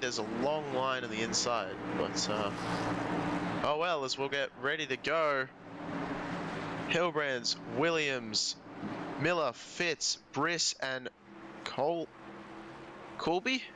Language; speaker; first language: English; native; English